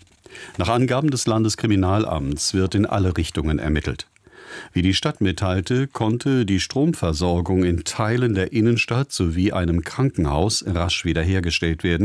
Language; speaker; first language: German; native; German